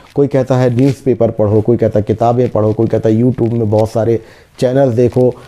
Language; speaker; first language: Hindi; native; Hindi